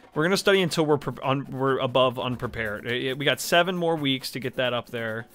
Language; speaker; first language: English; native; English